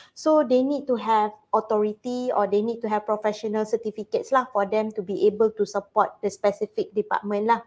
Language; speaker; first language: English; non-native, local second language; Malay